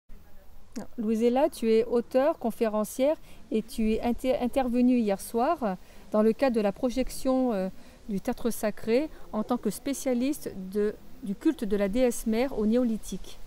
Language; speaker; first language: French; native; French